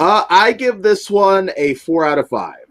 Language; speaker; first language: English; native; English